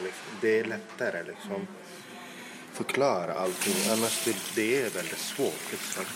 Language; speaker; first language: Swedish; non-native, local second language; Arabic